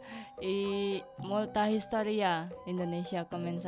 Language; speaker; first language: Catalan; non-native, learner; Indonesian